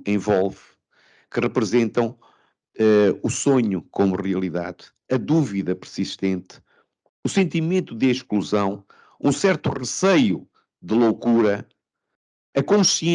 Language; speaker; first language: Portuguese; native; Portuguese